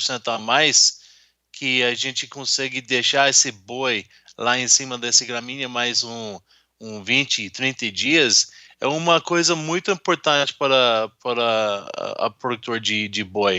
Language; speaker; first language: Portuguese; non-native, fluent; English